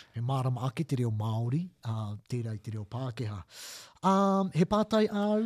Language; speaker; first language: Māori; non-native, local second language; English